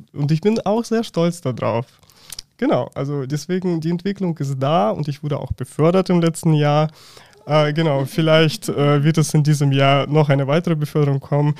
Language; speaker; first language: German; non-native, fluent; Russian